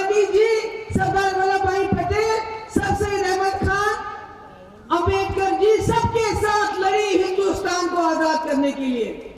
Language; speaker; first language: Urdu; non-native, local second language; Kashmiri